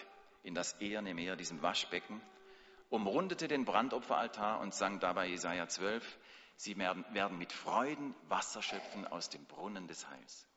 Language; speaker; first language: German; native; German